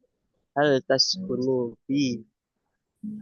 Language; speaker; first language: Arabic; non-native, learner; Indonesian